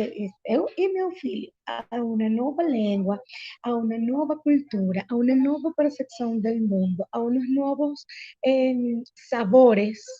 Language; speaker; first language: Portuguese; non-native, learner; Spanish